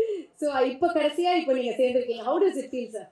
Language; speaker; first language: Tamil; native; Tamil